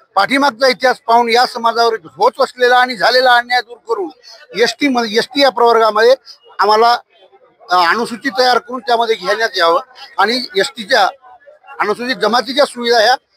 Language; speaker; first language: Marathi; non-native, local second language; Lambadi